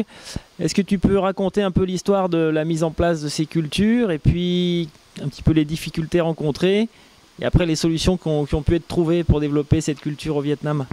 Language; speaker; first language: French; native; French